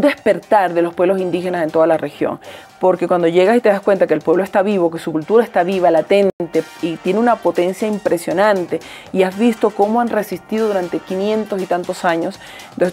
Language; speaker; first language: Spanish; native; Spanish